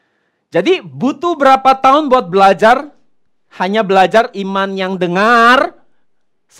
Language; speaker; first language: Indonesian; native; Indonesian